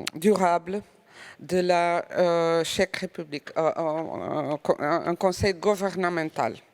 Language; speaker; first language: French; non-native, fluent; Portuguese